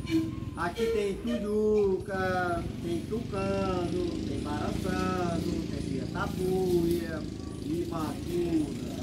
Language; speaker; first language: Portuguese; non-native, local second language; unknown